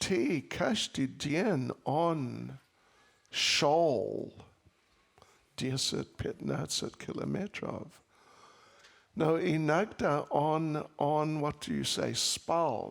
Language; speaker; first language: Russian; non-native, learner; English